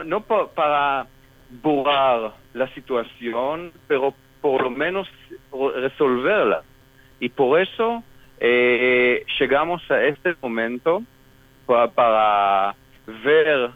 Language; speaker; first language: Spanish; non-native, fluent; Hebrew